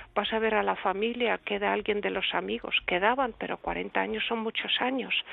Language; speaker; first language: Spanish; early bilingual, other home language; Russian